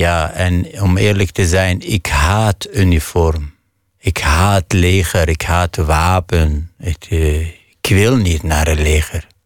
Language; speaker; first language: Dutch; non-native, fluent; Arabic